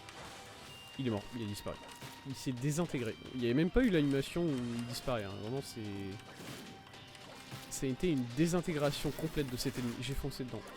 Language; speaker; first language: French; native; French